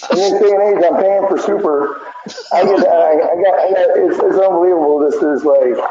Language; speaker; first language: English; native; English